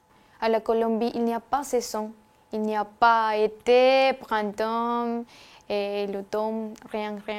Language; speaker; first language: French; non-native, learner; Spanish